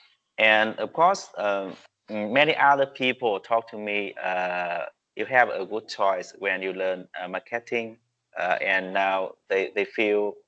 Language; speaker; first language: English; non-native, learner; Vietnamese